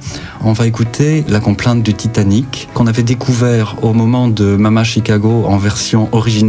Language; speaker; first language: French; native; French